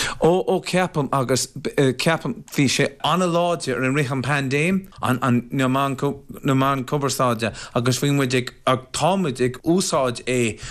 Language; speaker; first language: Irish; non-native, local second language; English